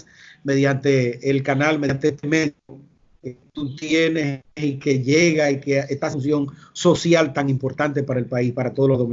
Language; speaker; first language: Spanish; native; Spanish